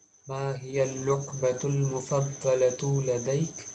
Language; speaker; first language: Arabic; non-native, fluent; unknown